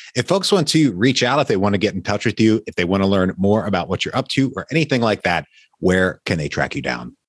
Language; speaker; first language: English; non-native, fluent; Chinese